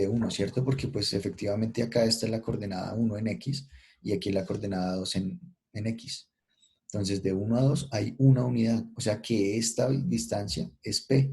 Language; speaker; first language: Spanish; native; Spanish